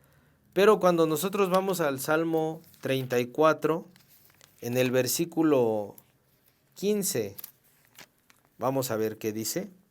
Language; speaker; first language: Spanish; native; Spanish